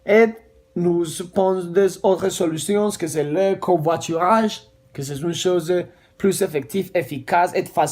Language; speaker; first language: French; non-native, learner; Spanish